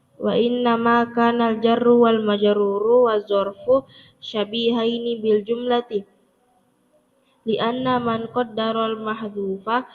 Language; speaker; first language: Arabic; non-native, learner; Indonesian